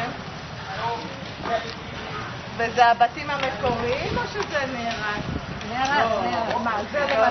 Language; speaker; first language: Hebrew; non-native, fluent; Malayalam